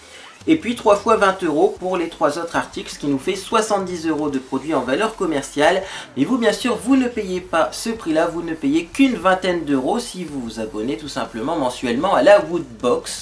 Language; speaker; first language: French; native; French